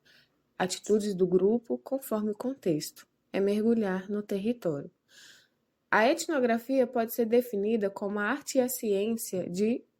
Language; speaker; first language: Portuguese; native; Portuguese